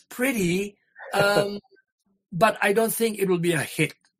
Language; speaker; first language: English; non-native, local second language; Hiligaynon